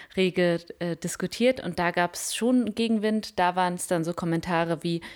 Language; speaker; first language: German; native; German